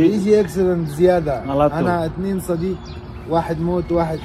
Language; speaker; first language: Arabic; non-native, learner; Bangla